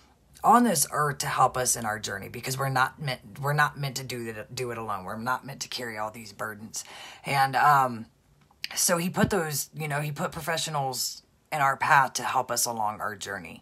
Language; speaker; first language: English; native; English